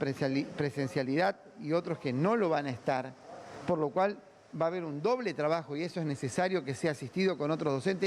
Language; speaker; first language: Spanish; native; Spanish